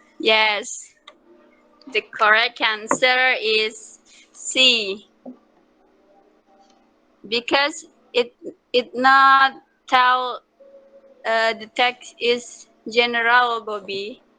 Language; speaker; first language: English; non-native, learner; Indonesian